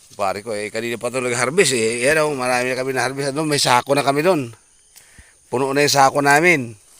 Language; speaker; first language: Filipino; non-native, local second language; Cebuano